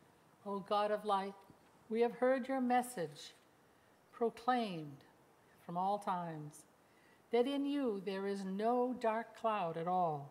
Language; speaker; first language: English; native; English